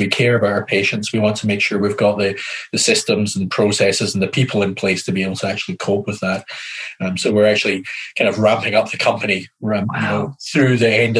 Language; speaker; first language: English; native; English